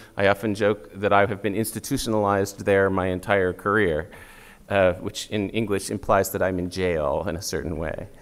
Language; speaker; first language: English; native; English